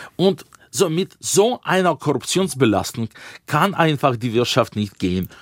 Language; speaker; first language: German; non-native, fluent; Russian